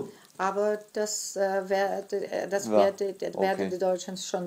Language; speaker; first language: German; non-native, fluent; Greek